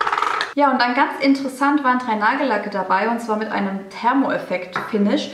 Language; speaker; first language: German; native; German